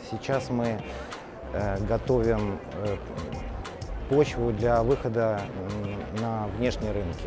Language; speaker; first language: Russian; native; Russian